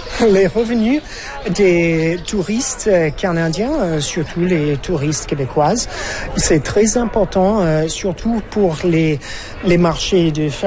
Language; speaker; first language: French; non-native, fluent; English